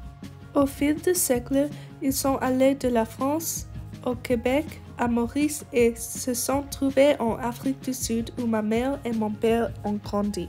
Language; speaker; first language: French; non-native, learner; English